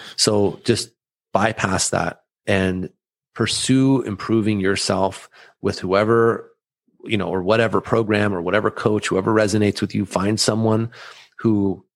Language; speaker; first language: English; early bilingual, other home language; German